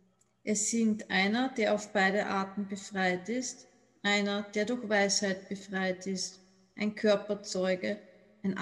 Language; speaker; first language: German; native; German